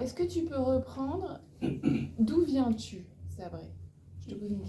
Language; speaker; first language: French; native; French